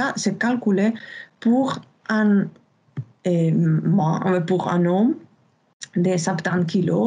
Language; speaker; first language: French; non-native, fluent; Spanish